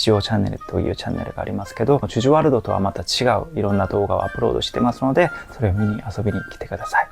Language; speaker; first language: Japanese; non-native, fluent; Korean